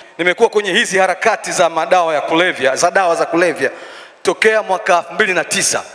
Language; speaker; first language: Swahili; native; Swahili